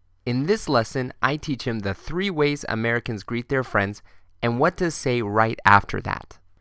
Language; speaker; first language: English; native; English